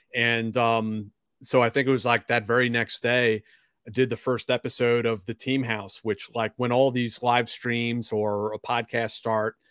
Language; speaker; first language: English; native; English